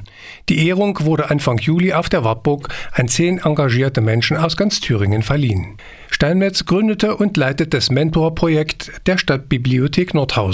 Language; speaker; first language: German; native; German